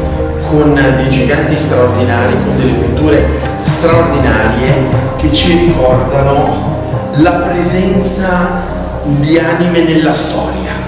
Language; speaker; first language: Italian; native; Italian